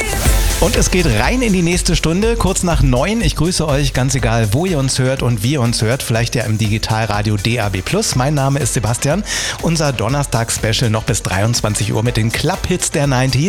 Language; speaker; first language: German; native; German